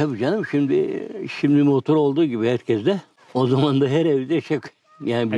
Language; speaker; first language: Turkish; native; Turkish